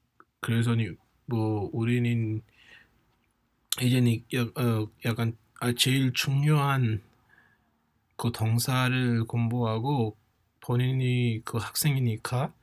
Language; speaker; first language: Korean; non-native, fluent; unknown